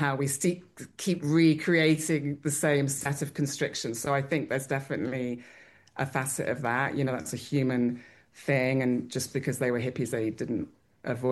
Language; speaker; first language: English; native; English